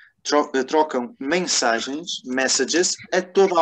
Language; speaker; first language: Portuguese; non-native, fluent; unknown